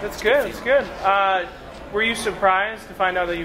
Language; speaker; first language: English; native; English